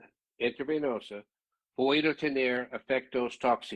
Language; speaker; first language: Spanish; non-native, learner; English